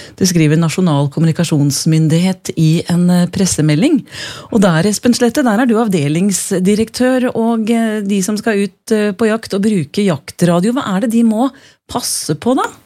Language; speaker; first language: Norwegian; native; Norwegian